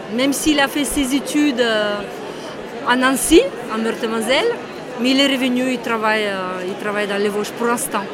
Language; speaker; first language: French; non-native, fluent; Romanian